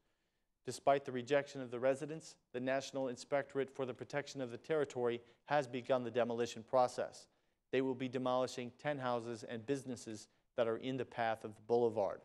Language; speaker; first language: English; non-native, fluent; Albanian